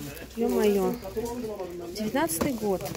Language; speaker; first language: Russian; native; Russian